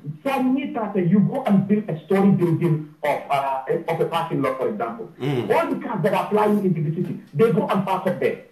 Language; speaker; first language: English; non-native, local second language; Wolof